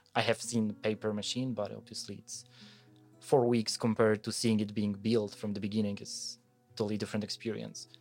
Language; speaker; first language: English; non-native, fluent; Polish